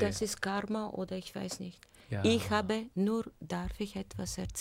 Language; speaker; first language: German; non-native, fluent; Bulgarian